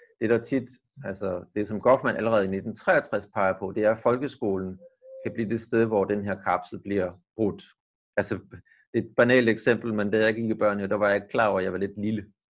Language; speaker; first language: Danish; native; Danish